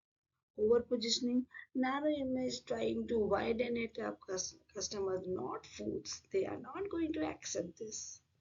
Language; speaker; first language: English; non-native, local second language; Hindi